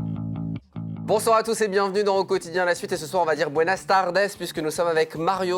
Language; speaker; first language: French; native; French